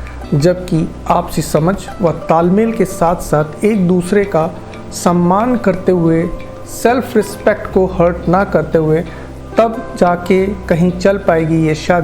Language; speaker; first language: Hindi; native; Hindi